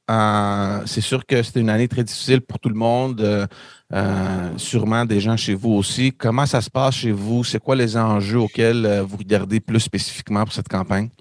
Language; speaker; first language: French; native; French